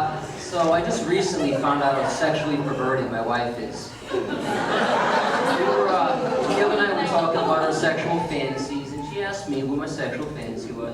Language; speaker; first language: English; native; English